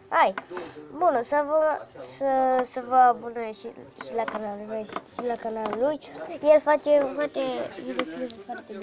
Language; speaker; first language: Romanian; early bilingual, heritage; Romanian